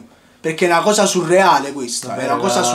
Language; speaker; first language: Italian; native; Italian